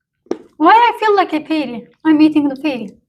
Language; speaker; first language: English; non-native, learner; Turkish